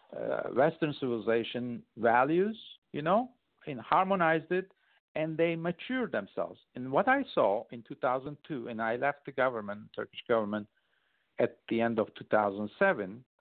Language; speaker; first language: English; non-native, fluent; Turkish